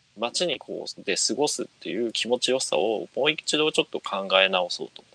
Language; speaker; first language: Japanese; native; Japanese